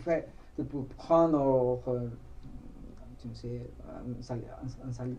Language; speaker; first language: French; non-native, learner; Spanish